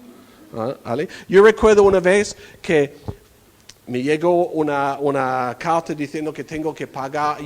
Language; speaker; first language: Spanish; non-native, fluent; English